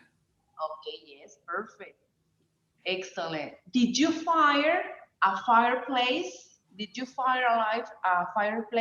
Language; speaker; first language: English; non-native, fluent; Spanish